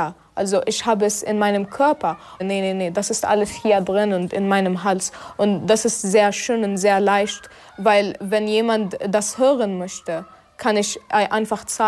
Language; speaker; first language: German; non-native, fluent; Arabic